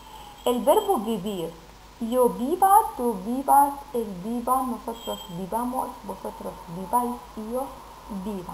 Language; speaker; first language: Spanish; non-native, fluent; Arabic